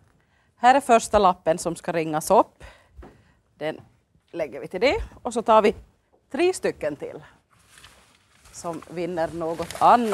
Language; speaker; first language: Swedish; native; Swedish